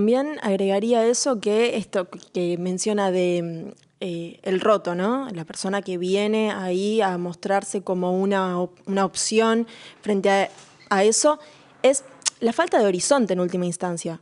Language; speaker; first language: Spanish; native; Spanish